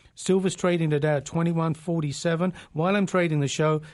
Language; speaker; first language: English; native; English